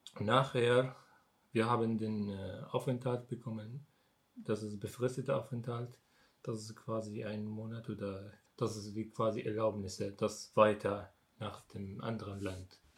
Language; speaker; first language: German; non-native, learner; Arabic